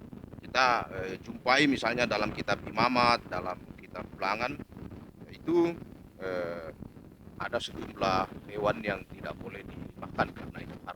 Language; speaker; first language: Indonesian; native; Indonesian